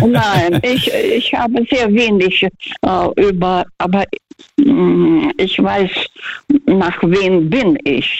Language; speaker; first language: German; early bilingual, heritage; Russian